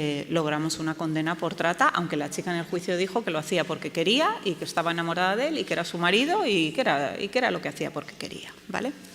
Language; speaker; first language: Spanish; native; Spanish